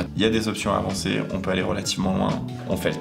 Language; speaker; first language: French; native; French